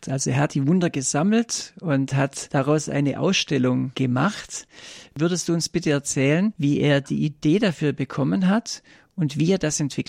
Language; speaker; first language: German; native; German